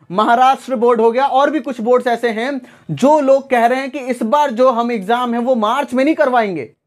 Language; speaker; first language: Hindi; native; Hindi